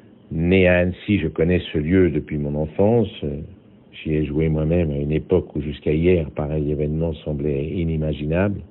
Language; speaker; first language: French; native; French